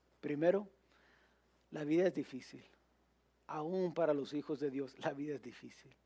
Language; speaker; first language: Spanish; early bilingual, heritage; Spanish